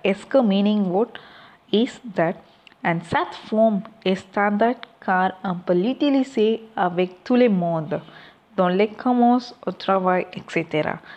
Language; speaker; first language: French; non-native, learner; Tamil